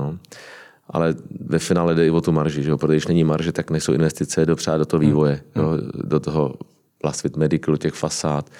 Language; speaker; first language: Czech; native; Czech